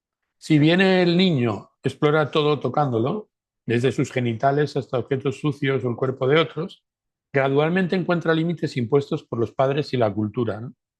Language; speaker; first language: Spanish; native; Spanish